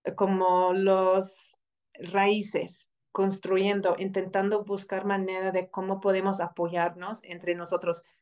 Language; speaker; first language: Spanish; non-native, fluent; English